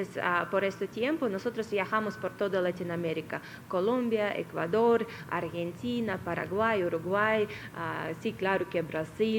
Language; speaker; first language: Spanish; non-native, fluent; Russian